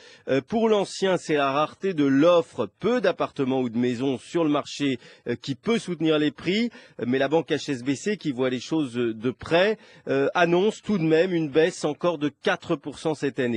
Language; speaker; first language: French; native; French